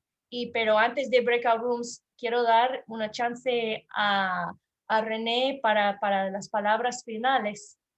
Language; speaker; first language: Spanish; non-native, learner; English